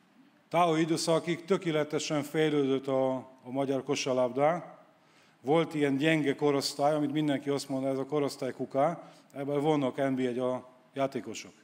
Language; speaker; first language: Hungarian; non-native, fluent; Polish